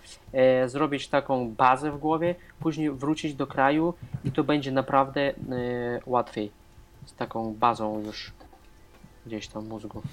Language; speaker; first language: Polish; non-native, fluent; Russian